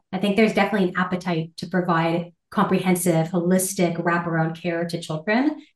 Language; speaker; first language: English; native; English